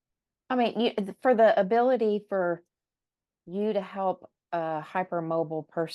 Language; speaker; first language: English; native; English